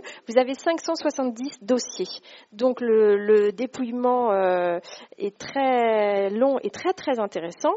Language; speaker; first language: French; native; French